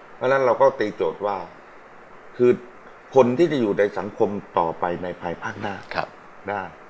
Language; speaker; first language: Thai; native; Thai